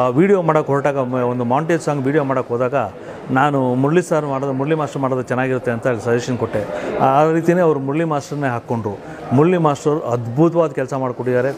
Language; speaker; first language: Kannada; native; Kannada